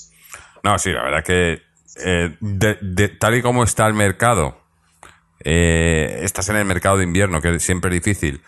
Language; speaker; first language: Spanish; native; Spanish